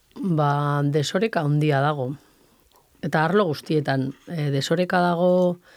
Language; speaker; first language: Basque; non-native, local second language; Spanish